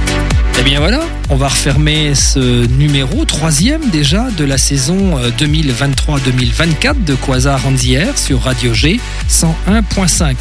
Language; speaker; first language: French; native; French